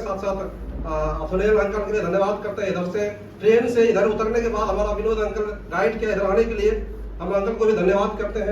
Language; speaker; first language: Hindi; non-native, local second language; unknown